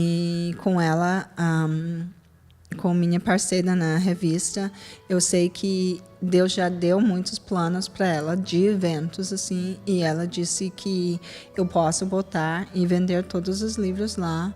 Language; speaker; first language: Portuguese; non-native, fluent; English